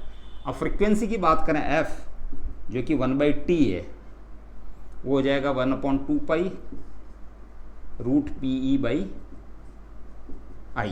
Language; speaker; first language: Hindi; native; Hindi